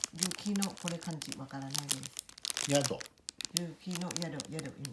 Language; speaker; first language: Japanese; non-native, learner; Thai